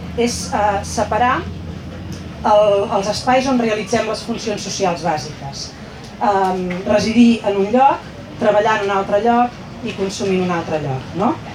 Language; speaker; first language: Catalan; native; Catalan